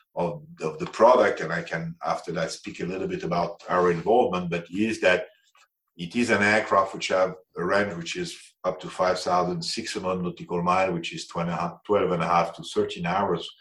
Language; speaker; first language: English; non-native, fluent; French